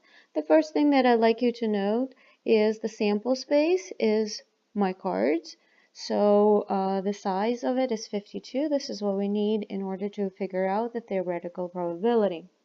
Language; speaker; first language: English; non-native, fluent; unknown